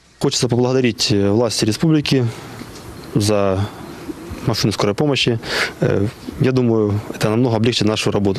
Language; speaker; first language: Russian; native; Russian